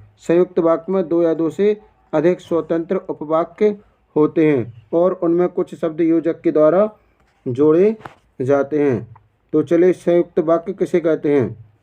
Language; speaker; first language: Hindi; native; Hindi